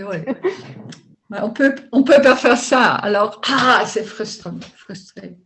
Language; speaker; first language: French; non-native, learner; Dutch